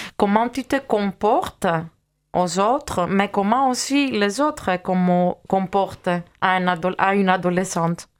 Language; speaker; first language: French; non-native, fluent; Greek